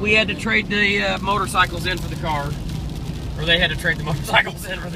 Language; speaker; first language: English; native; English